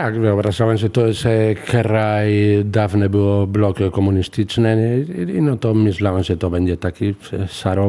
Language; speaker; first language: Polish; non-native, fluent; Spanish